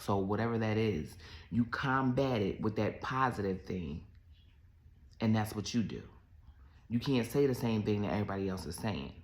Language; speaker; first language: English; native; English